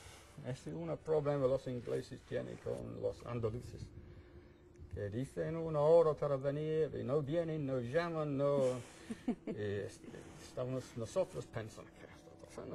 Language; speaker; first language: Spanish; non-native, fluent; English